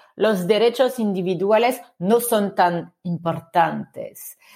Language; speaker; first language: Spanish; non-native, fluent; French